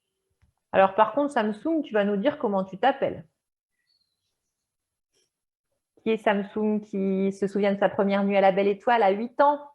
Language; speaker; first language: French; native; French